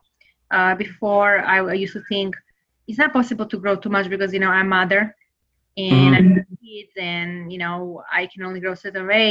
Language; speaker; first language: English; non-native, fluent; Serbian